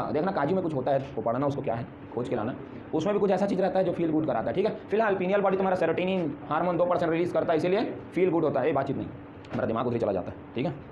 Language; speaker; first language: Hindi; native; Hindi